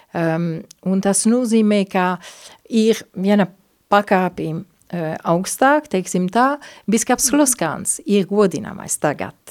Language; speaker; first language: Latvian; non-native, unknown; Italian